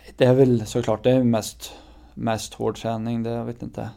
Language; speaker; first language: Swedish; native; Swedish